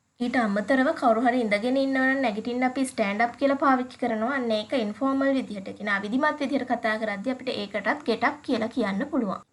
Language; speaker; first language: Sinhala; native; Sinhala